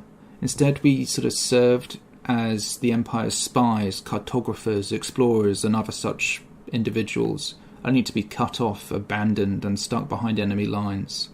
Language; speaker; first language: English; native; English